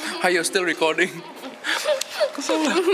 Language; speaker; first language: English; non-native, fluent; Indonesian